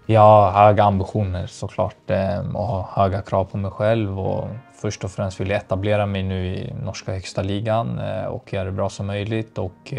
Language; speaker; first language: Swedish; early bilingual, other home language; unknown